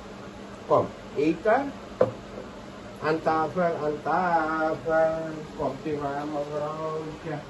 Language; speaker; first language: Dutch; non-native, local second language; Caribbean Hindustani